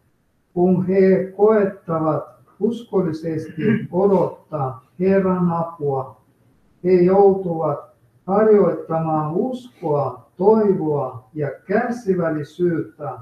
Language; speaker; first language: Finnish; non-native, fluent; Russian